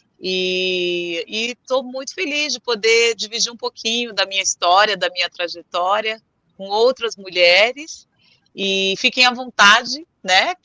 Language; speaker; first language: Portuguese; native; Portuguese